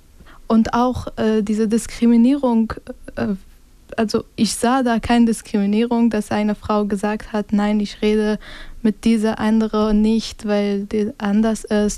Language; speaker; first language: German; non-native, fluent; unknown